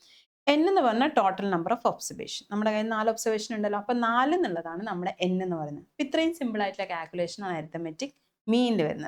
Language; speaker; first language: Malayalam; native; Malayalam